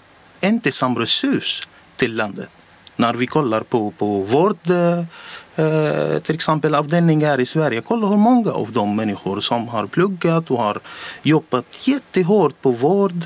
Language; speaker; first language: Swedish; non-native, learner; Arabic